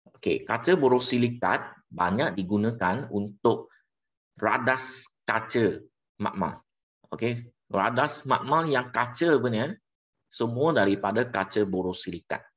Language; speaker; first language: Malay; non-native, local second language; Chinese